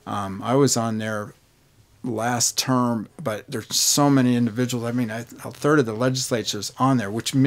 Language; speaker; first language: English; native; English